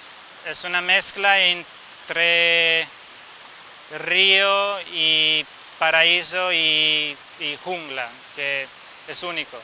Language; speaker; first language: Spanish; non-native, fluent; Italian